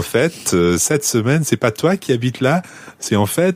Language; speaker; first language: French; non-native, fluent; English